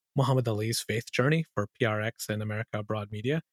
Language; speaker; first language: English; early bilingual, other home language; Urdu